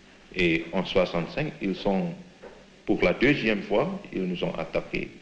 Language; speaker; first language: French; non-native, fluent; Indonesian